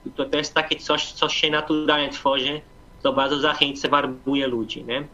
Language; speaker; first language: Polish; non-native, fluent; Portuguese